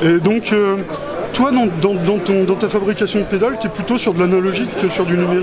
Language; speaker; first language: French; native; French